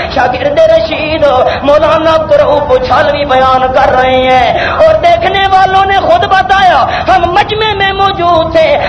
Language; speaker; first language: Urdu; non-native, local second language; Punjabi